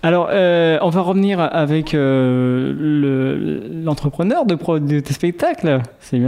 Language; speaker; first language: French; native; French